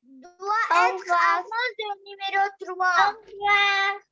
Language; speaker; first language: French; non-native, learner; Arabic